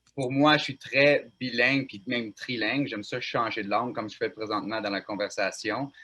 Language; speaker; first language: French; non-native, local second language; English